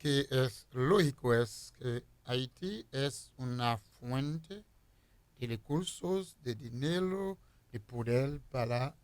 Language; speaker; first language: Spanish; non-native, fluent; Haitian Creole